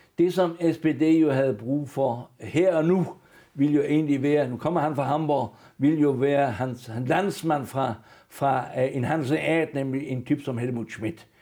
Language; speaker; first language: Danish; native; Danish